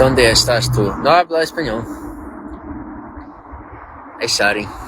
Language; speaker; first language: Spanish; non-native, learner; English